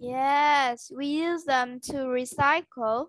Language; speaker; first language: English; non-native, learner; Vietnamese